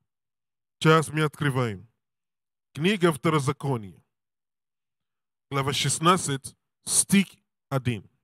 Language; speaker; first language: Russian; non-native, learner; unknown